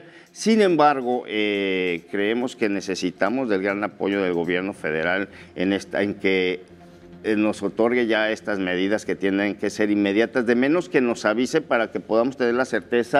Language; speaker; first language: Spanish; native; Spanish